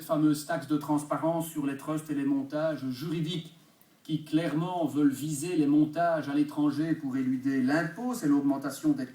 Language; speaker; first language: French; native; French